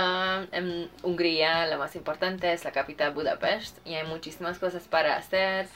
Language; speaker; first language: Spanish; non-native, fluent; Hungarian